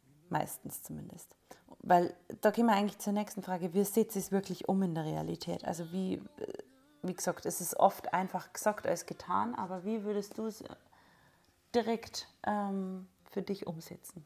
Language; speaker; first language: German; native; German